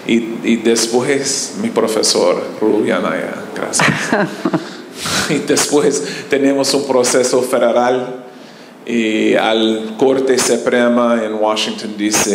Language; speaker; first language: Spanish; non-native, learner; English